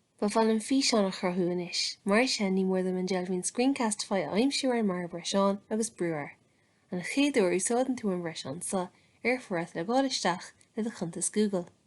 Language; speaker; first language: Irish; native; Irish